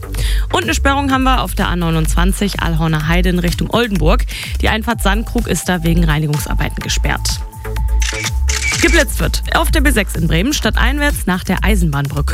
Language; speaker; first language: German; native; German